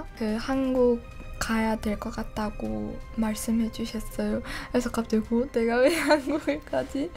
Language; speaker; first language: Korean; early bilingual, other home language; Persian